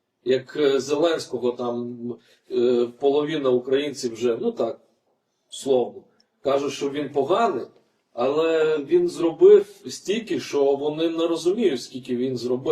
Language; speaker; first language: Ukrainian; non-native, fluent; Lithuanian